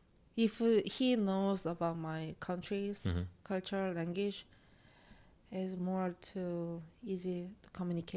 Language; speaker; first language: English; non-native, learner; Korean